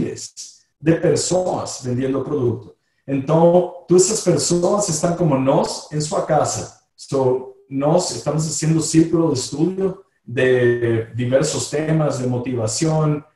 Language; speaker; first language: Portuguese; non-native, fluent; Spanish